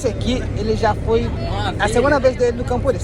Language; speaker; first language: Portuguese; native; Portuguese